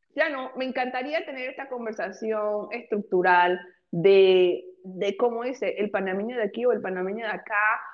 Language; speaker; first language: Spanish; early bilingual, heritage; Spanish